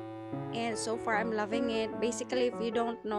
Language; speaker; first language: English; non-native, local second language; Filipino